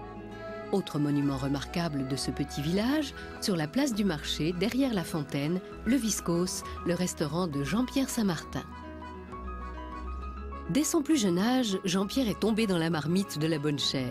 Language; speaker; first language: French; native; French